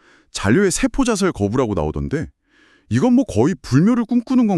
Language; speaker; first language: Korean; native; Korean